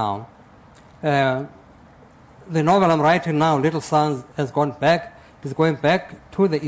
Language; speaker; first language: English; non-native, local second language; Xhosa